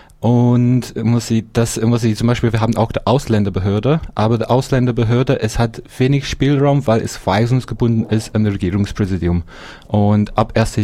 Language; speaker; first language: German; non-native, fluent; English